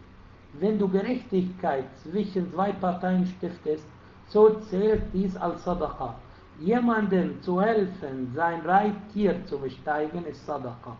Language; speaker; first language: German; non-native, fluent; Arabic